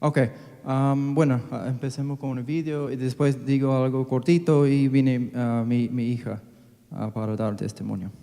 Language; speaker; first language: Spanish; non-native, fluent; English